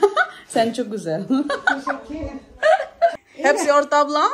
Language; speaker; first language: Turkish; non-native, learner; Filipino